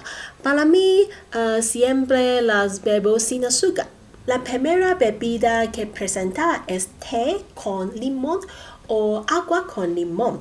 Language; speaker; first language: Spanish; non-native, learner; Cantonese